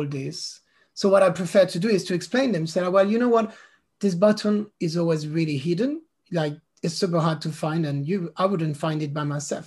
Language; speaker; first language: English; non-native, fluent; French